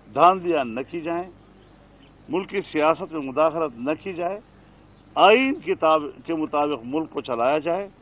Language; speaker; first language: Urdu; non-native, local second language; Pashto